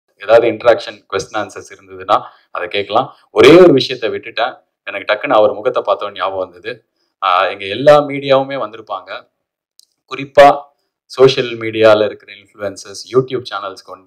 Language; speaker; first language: Tamil; native; Tamil